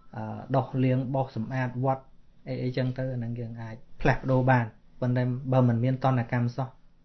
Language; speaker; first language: Khmer; native; Khmer